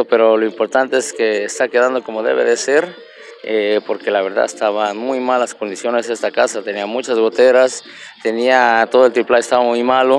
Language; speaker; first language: Spanish; native; Spanish